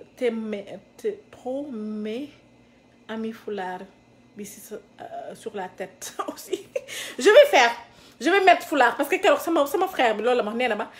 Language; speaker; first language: French; non-native, local second language; Wolof